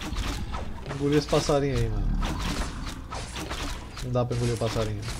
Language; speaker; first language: Portuguese; native; Portuguese